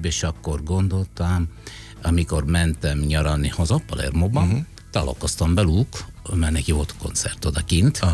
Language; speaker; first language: Hungarian; non-native, fluent; Italian